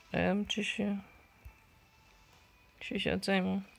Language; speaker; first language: Chinese; native; Chinese